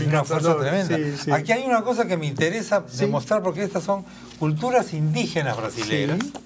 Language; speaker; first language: Portuguese; non-native, learner; Spanish